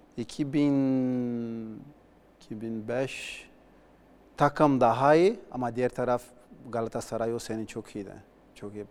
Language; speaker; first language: Turkish; non-native, learner; Portuguese